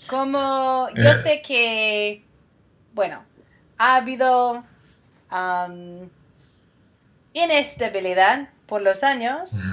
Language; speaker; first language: Spanish; non-native, fluent; English